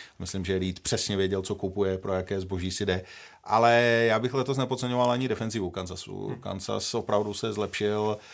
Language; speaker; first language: Czech; native; Czech